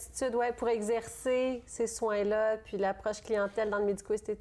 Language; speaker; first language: French; native; French